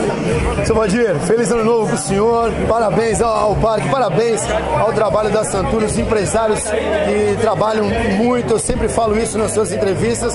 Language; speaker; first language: Portuguese; native; Portuguese